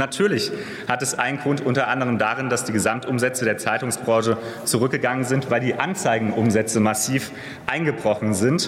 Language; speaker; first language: German; native; German